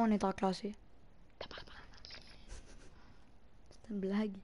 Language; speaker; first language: French; native; French